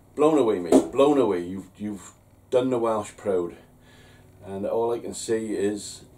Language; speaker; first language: English; native; English